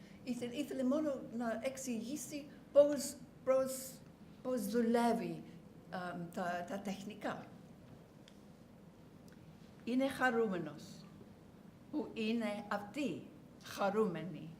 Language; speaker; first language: Greek; non-native, learner; English